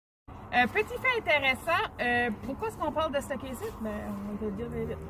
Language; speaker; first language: French; native; French